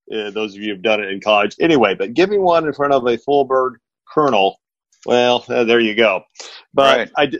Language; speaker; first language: English; native; English